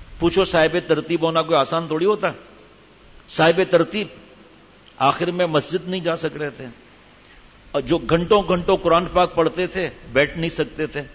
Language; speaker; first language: Urdu; native; Urdu